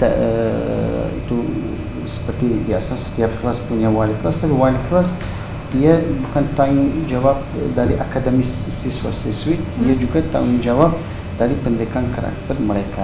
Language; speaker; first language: Indonesian; non-native, fluent; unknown